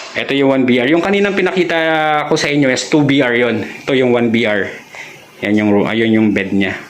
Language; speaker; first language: Filipino; native; Filipino